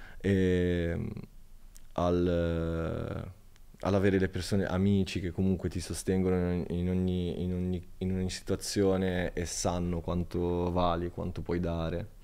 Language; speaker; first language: Italian; native; Italian